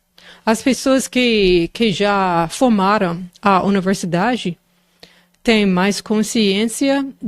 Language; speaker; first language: Portuguese; non-native, fluent; English